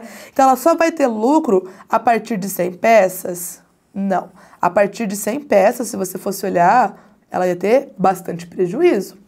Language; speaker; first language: Portuguese; native; Portuguese